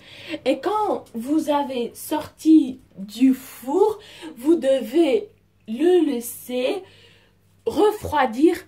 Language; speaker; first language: French; non-native, fluent; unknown